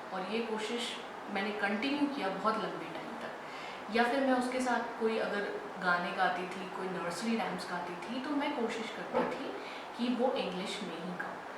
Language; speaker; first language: Hindi; native; Hindi